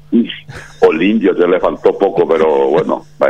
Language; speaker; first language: Spanish; native; Spanish